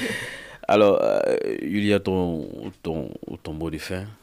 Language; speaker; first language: French; native; French